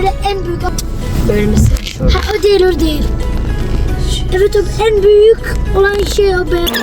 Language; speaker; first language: Turkish; early bilingual, heritage; Turkish